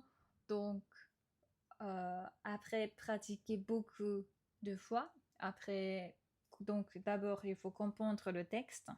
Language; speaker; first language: French; non-native, fluent; Japanese